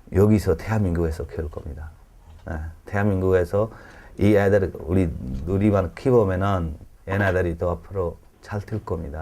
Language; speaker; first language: Korean; non-native, learner; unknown